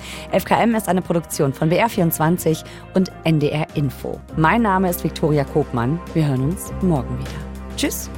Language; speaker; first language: German; native; German